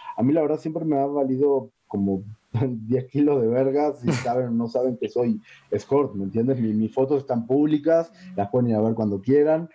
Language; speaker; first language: Spanish; native; Spanish